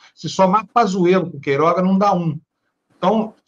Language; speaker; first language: Portuguese; native; Portuguese